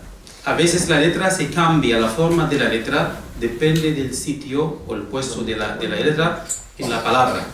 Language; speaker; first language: Spanish; non-native, fluent; Arabic